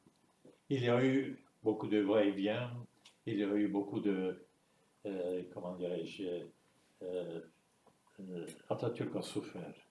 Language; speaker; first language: French; non-native, fluent; Turkish